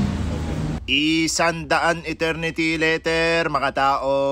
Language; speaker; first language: Filipino; non-native, learner; Arabic